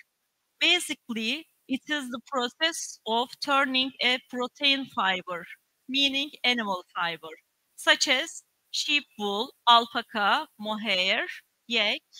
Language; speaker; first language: English; non-native, learner; Turkish